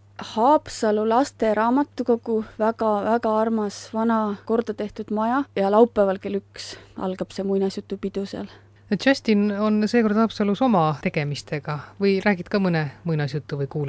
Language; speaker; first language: Estonian; native; Estonian